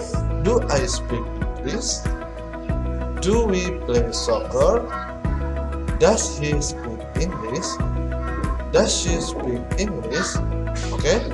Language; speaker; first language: English; non-native, learner; Indonesian